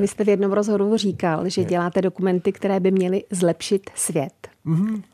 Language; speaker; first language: Czech; native; Czech